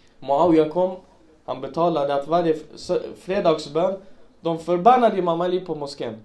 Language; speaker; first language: Swedish; early bilingual, other home language; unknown